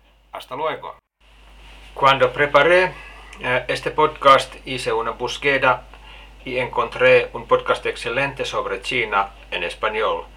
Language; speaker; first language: Spanish; non-native, learner; Finnish